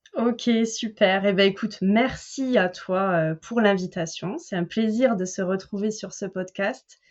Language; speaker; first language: French; native; French